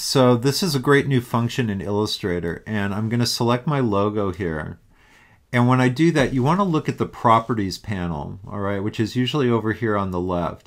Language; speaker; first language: English; native; English